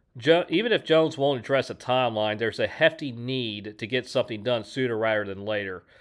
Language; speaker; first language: English; native; English